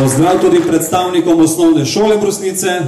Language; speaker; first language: Slovenian; native; Slovenian